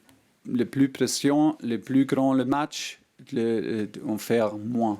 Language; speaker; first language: French; non-native, learner; German